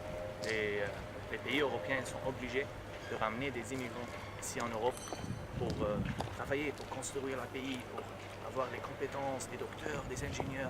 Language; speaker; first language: French; non-native, learner; Arabic